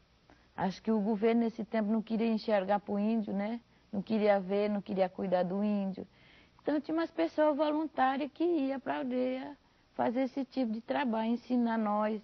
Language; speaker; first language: Portuguese; non-native, local second language; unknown